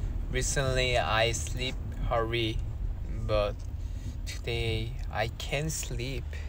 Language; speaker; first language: English; non-native, learner; Korean